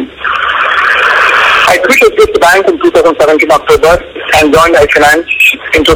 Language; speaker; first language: English; non-native, local second language; Tamil